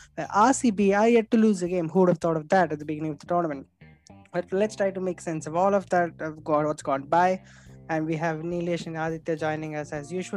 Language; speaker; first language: English; non-native, local second language; Tamil